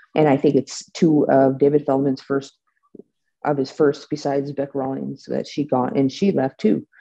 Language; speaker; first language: English; native; English